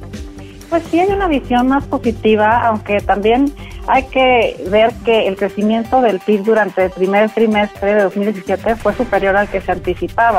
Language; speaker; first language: Spanish; native; Spanish